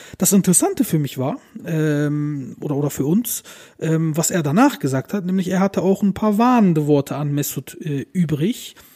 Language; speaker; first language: German; early bilingual, other home language; Turkish